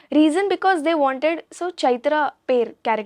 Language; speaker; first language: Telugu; non-native, learner; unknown